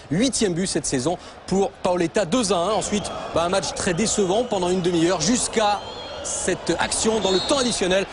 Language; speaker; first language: French; native; French